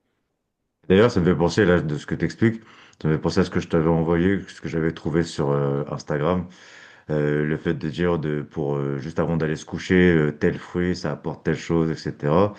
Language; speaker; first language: French; native; French